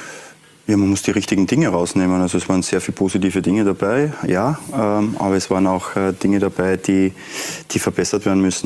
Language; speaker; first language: German; native; German